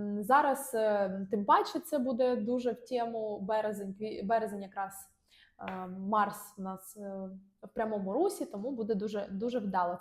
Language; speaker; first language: Ukrainian; non-native, local second language; Russian